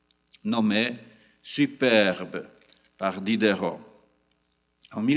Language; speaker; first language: French; non-native, fluent; Polish